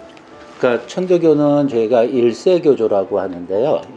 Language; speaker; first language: Korean; native; Korean